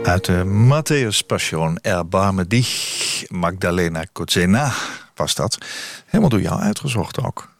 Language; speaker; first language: Dutch; native; Dutch